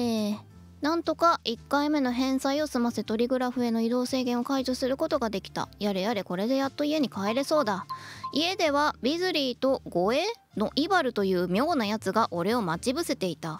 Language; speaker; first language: Japanese; native; Japanese